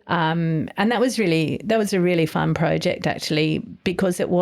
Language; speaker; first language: English; native; English